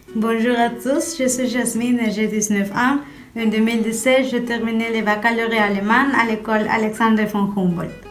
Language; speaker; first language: French; non-native, fluent; Spanish